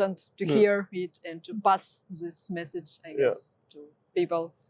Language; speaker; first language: English; non-native, fluent; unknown